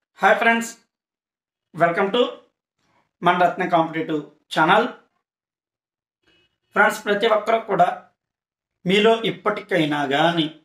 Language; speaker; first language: Telugu; native; Telugu